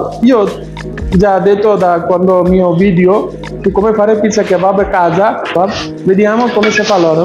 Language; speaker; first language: Italian; non-native, learner; Bangla